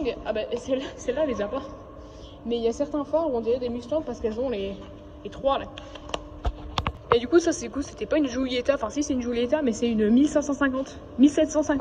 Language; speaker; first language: French; native; French